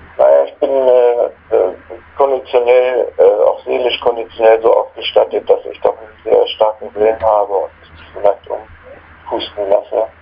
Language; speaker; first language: German; native; German